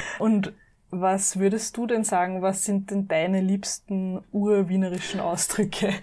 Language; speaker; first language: German; native; German